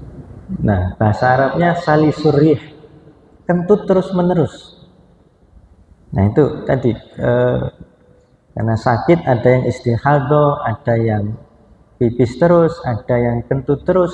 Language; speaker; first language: Indonesian; non-native, local second language; Javanese